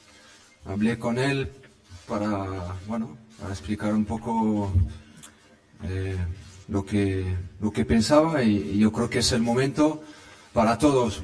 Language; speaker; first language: Spanish; non-native, fluent; French